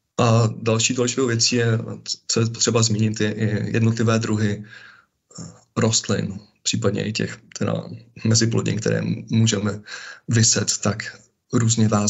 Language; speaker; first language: Czech; native; Czech